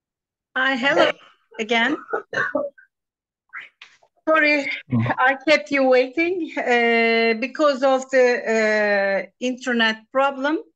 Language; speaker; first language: English; non-native, fluent; Turkish